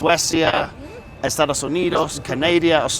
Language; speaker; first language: Spanish; non-native, learner; English